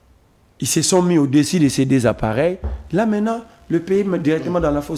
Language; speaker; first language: French; non-native, local second language; Lingala